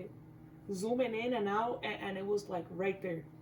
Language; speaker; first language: English; native; English